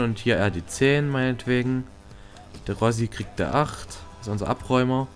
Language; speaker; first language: German; native; German